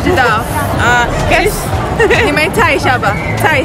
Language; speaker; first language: Chinese; non-native, learner; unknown